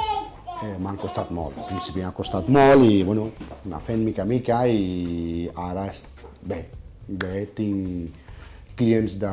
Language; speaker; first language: Catalan; non-native, fluent; Bangla